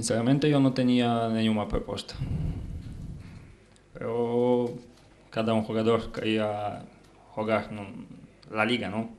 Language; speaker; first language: Spanish; non-native, learner; Polish